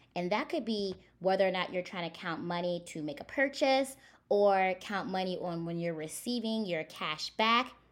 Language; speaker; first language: English; native; English